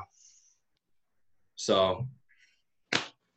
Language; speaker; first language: English; native; English